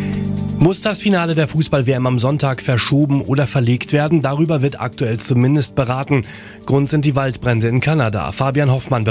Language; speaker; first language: German; native; German